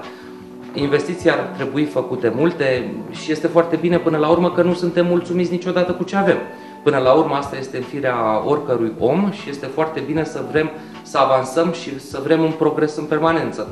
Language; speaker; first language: Romanian; native; Romanian